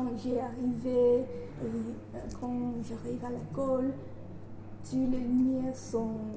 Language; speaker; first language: French; non-native, learner; English